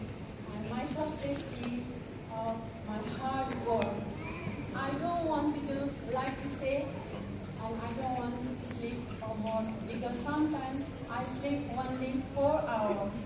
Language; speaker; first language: English; non-native, learner; Nepali